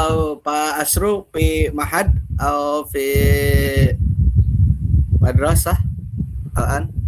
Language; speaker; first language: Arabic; non-native, learner; Indonesian